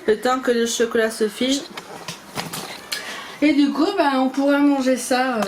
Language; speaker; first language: French; native; French